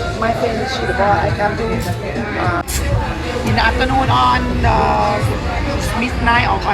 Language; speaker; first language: English; non-native, learner; Thai